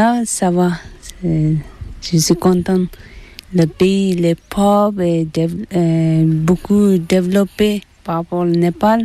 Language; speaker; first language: French; non-native, learner; Tibetan